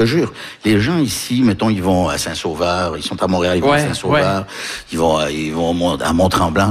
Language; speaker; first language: French; early bilingual, heritage; French